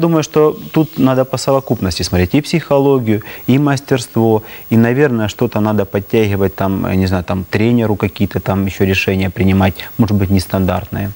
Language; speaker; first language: Russian; native; Russian